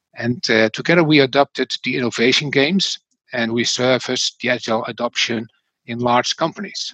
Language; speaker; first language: English; non-native, fluent; Dutch